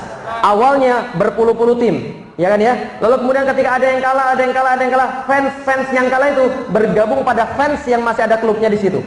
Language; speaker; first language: Indonesian; native; Indonesian